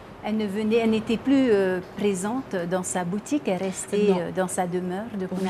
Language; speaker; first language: French; native; French